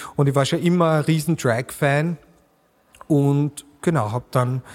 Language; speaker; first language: German; native; German